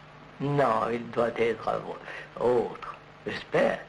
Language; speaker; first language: French; non-native, learner; Telugu